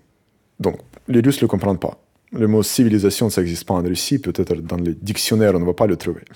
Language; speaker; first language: French; non-native, fluent; Russian